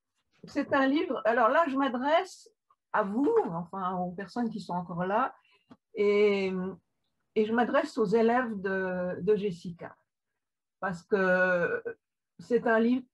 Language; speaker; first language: French; native; French